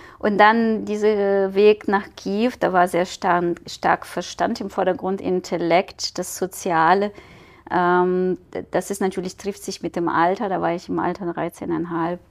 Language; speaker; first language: German; non-native, fluent; Ukrainian